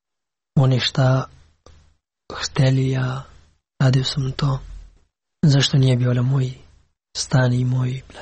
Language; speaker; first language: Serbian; non-native, learner; Pashto